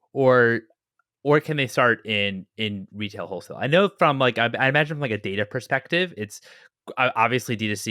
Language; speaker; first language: English; native; English